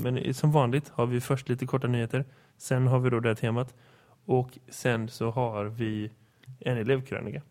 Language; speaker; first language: Swedish; native; Swedish